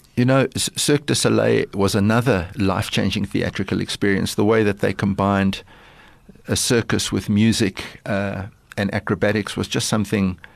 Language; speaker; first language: English; early bilingual, other home language; Lithuanian